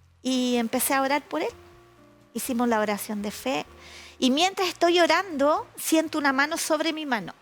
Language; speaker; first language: Spanish; native; Spanish